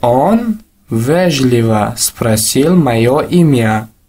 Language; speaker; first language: Russian; non-native, local second language; Tajik